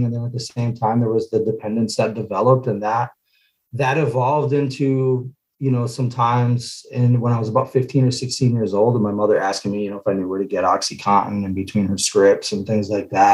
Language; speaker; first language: English; native; English